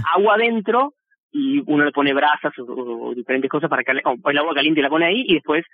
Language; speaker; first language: Spanish; native; Spanish